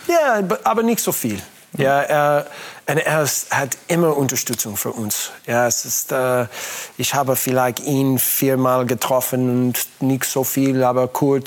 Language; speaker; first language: German; non-native, learner; English